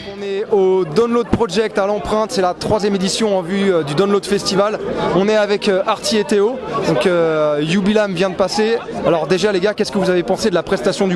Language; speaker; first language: French; native; French